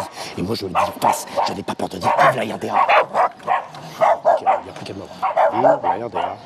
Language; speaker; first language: French; native; French